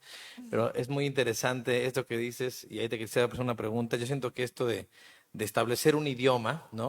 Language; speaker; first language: Spanish; native; Spanish